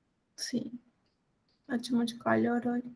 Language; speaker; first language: Spanish; native; Spanish